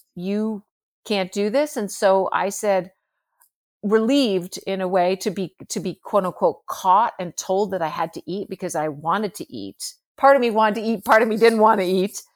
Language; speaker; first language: English; native; English